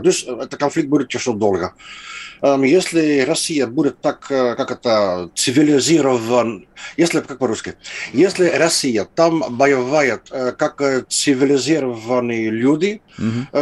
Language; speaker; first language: Russian; non-native, fluent; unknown